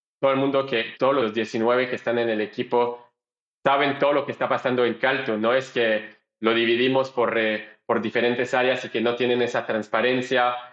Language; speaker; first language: Spanish; non-native, fluent; French